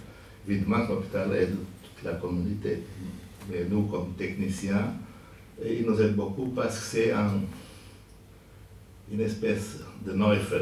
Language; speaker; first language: French; non-native, fluent; Portuguese